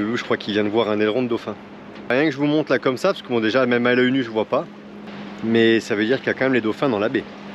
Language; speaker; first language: French; native; French